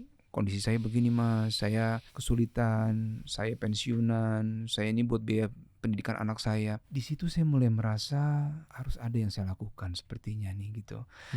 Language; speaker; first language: Indonesian; native; Indonesian